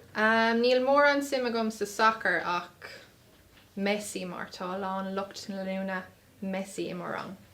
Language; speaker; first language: Irish; non-native, local second language; English